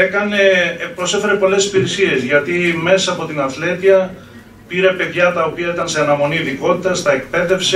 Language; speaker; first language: Greek; native; Greek